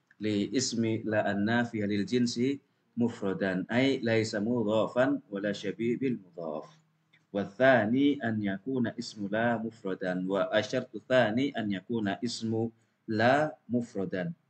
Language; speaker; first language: Arabic; non-native, fluent; Indonesian